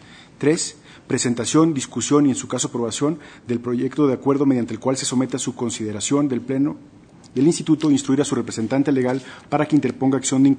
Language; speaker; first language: Spanish; native; Spanish